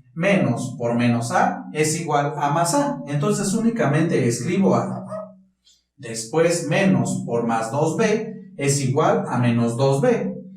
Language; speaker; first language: Spanish; native; Spanish